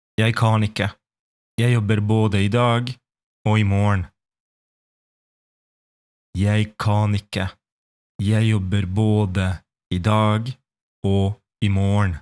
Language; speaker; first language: Norwegian; non-native, fluent; Polish